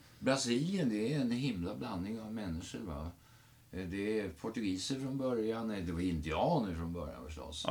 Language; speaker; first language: Swedish; native; Swedish